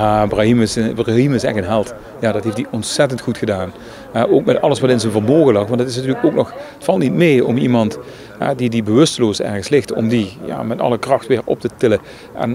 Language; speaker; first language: Dutch; native; Dutch